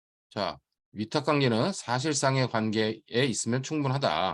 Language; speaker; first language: Korean; native; Korean